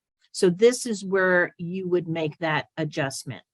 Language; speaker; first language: English; native; English